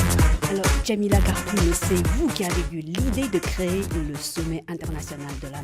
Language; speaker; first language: French; native; French